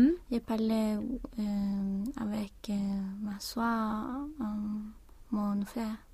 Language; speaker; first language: French; non-native, learner; Spanish